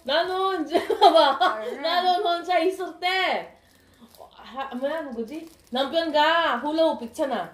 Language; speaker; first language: Korean; non-native, fluent; Filipino